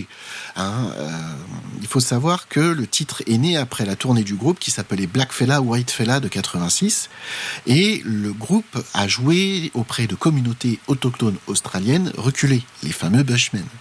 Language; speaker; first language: French; native; French